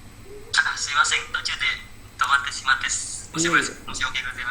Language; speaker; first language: Japanese; non-native, learner; Indonesian